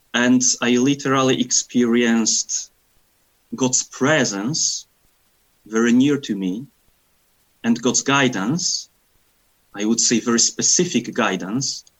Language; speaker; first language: English; non-native, fluent; Polish